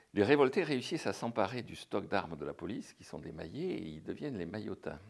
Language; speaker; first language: French; native; French